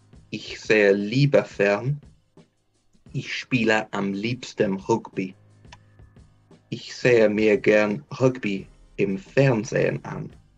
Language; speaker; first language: German; non-native, fluent; English